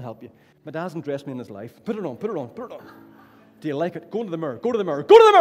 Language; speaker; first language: English; native; English